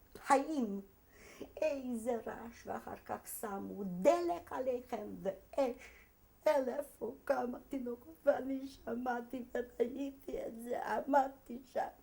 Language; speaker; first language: Hebrew; non-native, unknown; Hungarian